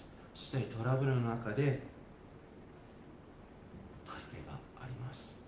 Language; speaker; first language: Japanese; non-native, fluent; English